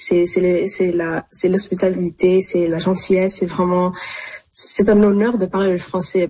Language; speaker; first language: French; early bilingual, other home language; Arabic